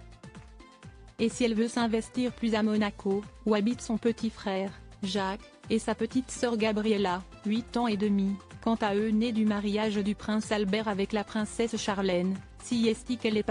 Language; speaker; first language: French; native; French